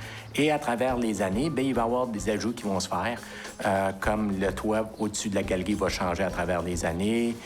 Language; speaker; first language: French; native; French